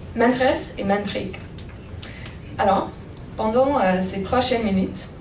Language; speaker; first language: French; non-native, fluent; English